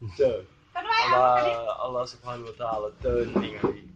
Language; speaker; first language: Sundanese; non-native, learner; Dutch